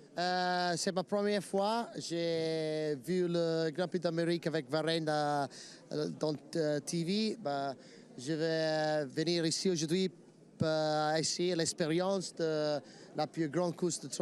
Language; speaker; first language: French; non-native, learner; Italian